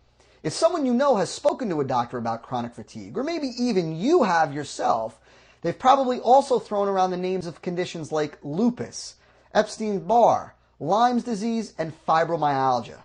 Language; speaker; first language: English; native; English